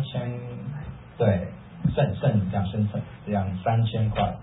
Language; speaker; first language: Chinese; early bilingual, heritage; Chinese